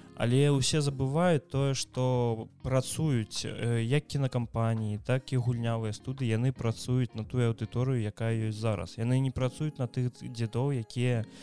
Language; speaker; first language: Belarusian; non-native, local second language; Russian